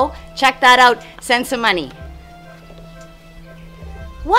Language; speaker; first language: English; non-native, fluent; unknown